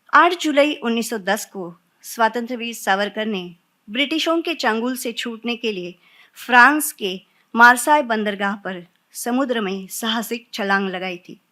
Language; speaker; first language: Hindi; non-native, local second language; Marathi